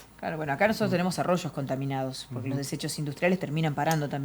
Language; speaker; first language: Spanish; native; Spanish